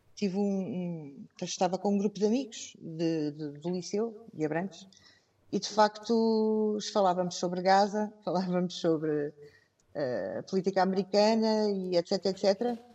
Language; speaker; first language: Portuguese; native; Portuguese